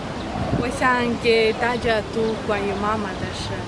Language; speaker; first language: Chinese; non-native, fluent; Kyrgyz